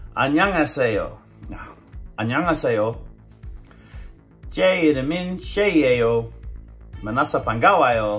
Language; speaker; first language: Korean; non-native, learner; English